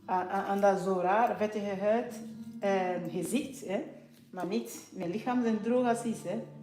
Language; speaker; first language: Dutch; non-native, fluent; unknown